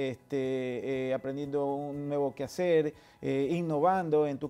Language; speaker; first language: Spanish; native; Spanish